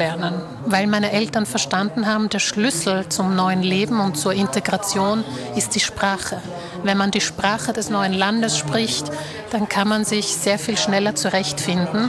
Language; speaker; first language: German; early bilingual, other home language; Slovak